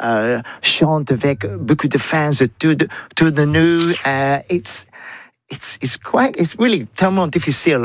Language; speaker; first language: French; non-native, learner; English